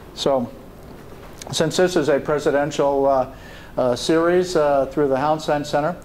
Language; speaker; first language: English; native; English